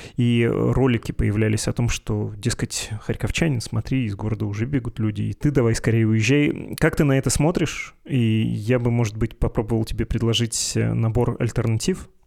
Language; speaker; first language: Russian; native; Russian